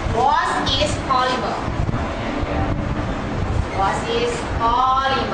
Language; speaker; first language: English; non-native, learner; Thai